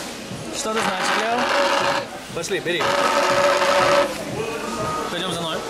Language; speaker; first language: Russian; native; Russian